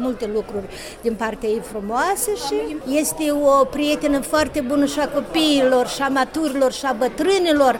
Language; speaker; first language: Romanian; native; Romanian